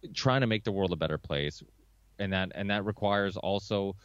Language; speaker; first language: English; early bilingual, other home language; Portuguese